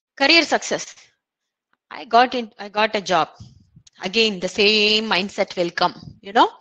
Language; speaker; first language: English; non-native, local second language; Tamil